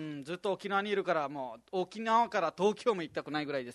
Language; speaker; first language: Japanese; non-native, fluent; Nepali